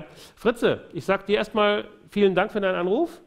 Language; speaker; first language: German; native; German